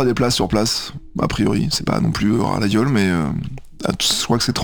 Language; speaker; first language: French; native; French